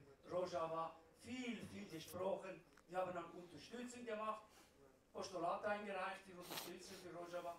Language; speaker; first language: German; non-native, learner; Central Kurdish